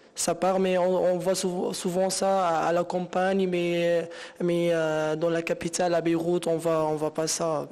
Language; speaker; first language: French; non-native, local second language; Arabic